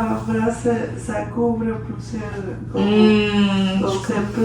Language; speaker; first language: French; non-native, learner; Spanish